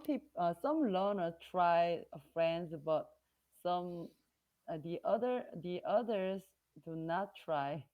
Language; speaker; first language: English; non-native, learner; Korean